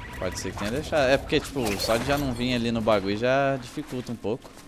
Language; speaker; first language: Portuguese; native; Portuguese